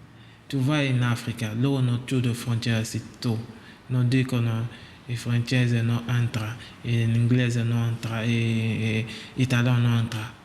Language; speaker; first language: Italian; non-native, learner; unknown